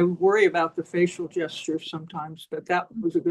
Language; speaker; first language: English; native; English